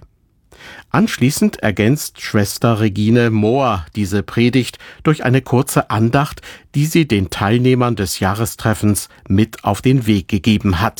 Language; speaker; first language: German; native; German